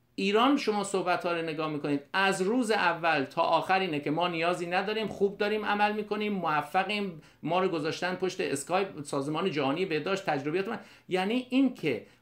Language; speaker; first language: Persian; native; Persian